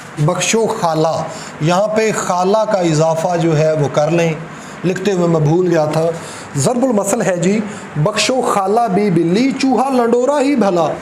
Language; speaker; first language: Urdu; non-native, local second language; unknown